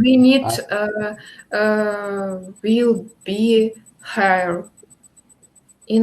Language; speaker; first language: English; non-native, learner; Russian